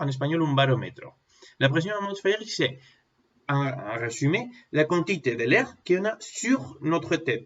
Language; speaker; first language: French; non-native, fluent; Spanish